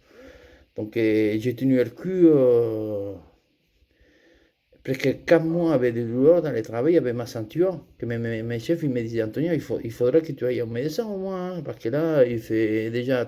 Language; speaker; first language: French; non-native, fluent; Spanish